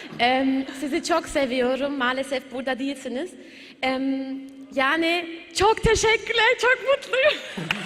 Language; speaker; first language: Turkish; early bilingual, heritage; Turkish